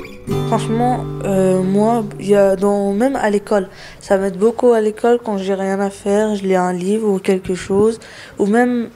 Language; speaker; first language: French; early bilingual, other home language; Arabic